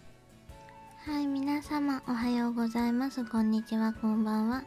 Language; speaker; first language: Japanese; native; Japanese